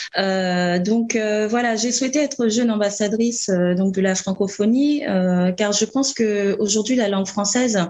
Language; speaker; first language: French; non-native, local second language; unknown